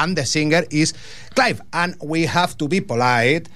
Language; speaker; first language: English; non-native, learner; Spanish